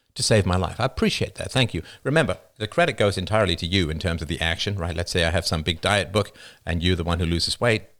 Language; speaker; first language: English; native; English